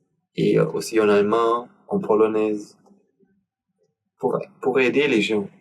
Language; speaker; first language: French; non-native, learner; German